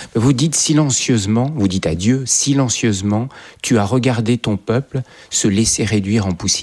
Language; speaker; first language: French; native; French